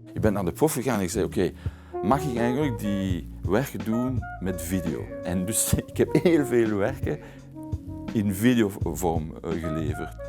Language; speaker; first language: Dutch; non-native, local second language; French